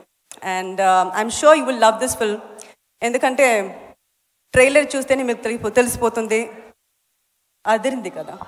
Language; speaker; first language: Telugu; non-native, local second language; Tamil